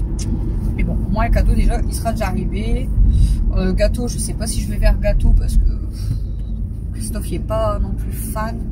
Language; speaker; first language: French; native; French